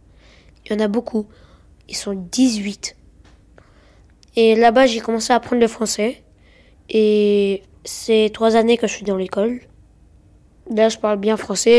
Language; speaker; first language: French; early bilingual, other home language; Ukrainian